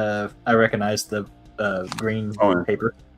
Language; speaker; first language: English; native; English